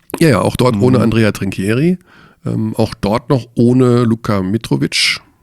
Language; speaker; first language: German; native; German